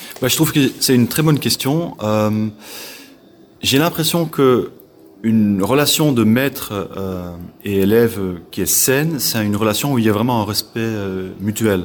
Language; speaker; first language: French; non-native, local second language; Dutch